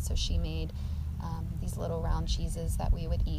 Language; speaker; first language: English; native; English